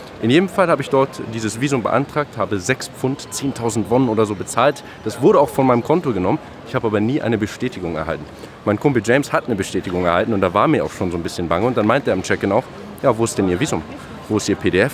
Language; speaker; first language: German; native; German